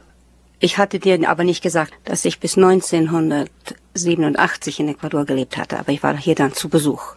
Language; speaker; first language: German; early bilingual, heritage; German